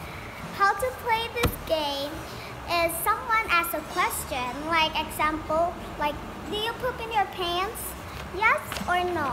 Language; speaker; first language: English; early bilingual, other home language; Indonesian